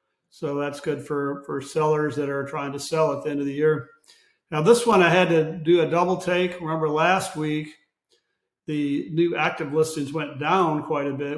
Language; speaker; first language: English; native; English